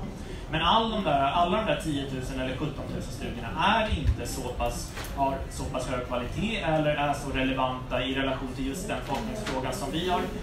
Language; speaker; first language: Swedish; native; Swedish